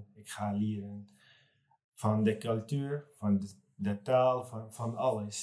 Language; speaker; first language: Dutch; non-native, learner; Arabic